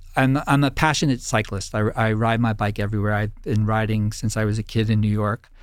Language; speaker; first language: English; native; English